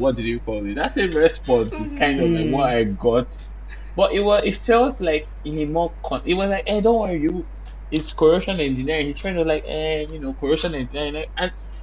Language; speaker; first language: English; non-native, local second language; Bini